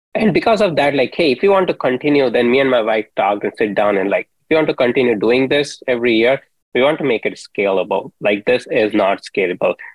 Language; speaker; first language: English; non-native, local second language; Hindi